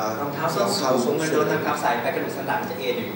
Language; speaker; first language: Thai; native; Thai